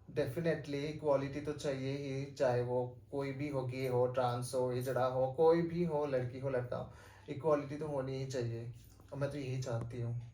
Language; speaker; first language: Hindi; non-native, local second language; Nepali